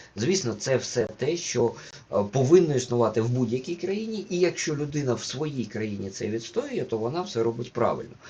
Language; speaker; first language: Ukrainian; non-native, local second language; Russian